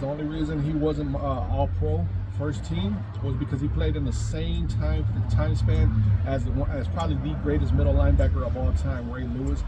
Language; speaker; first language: English; native; English